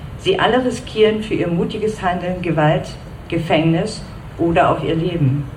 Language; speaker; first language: German; native; German